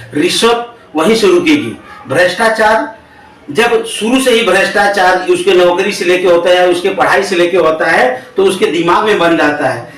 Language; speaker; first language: Hindi; native; Hindi